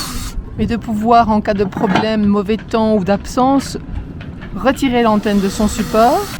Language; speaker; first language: French; native; French